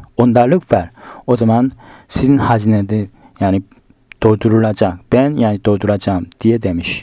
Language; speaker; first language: Turkish; non-native, fluent; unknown